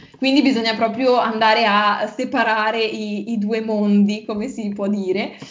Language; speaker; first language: Italian; native; Italian